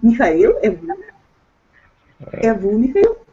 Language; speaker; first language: French; non-native, fluent; Russian